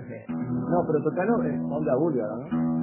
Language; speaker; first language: Spanish; native; Spanish